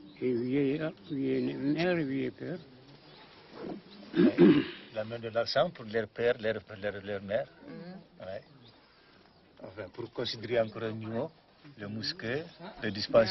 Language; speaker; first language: French; non-native, learner; Soninke